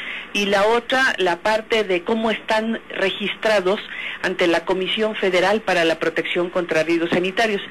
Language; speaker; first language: Spanish; native; Spanish